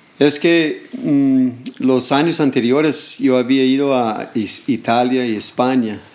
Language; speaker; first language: Spanish; non-native, fluent; English